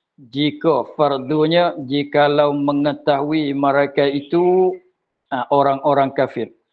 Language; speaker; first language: Malay; native; Malay